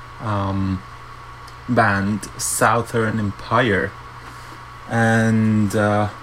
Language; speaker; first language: English; non-native, fluent; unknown